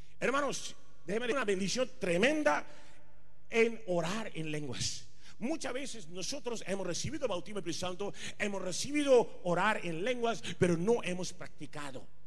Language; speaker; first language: Spanish; non-native, fluent; Punjabi